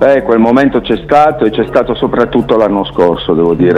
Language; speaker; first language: Italian; native; Italian